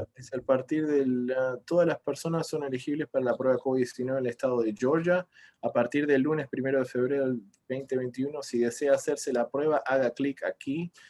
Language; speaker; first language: Spanish; early bilingual, other home language; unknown